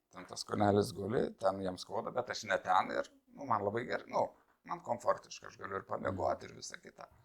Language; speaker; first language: Lithuanian; native; Lithuanian